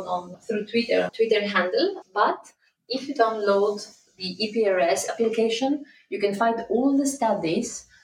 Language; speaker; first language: English; non-native, fluent; Greek